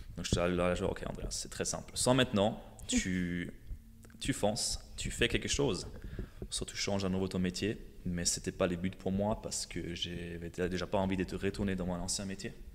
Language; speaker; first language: French; non-native, fluent; German